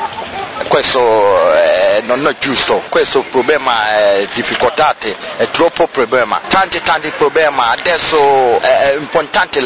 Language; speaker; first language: Italian; non-native, learner; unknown